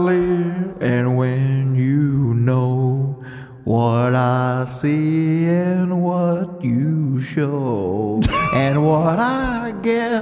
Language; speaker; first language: English; native; English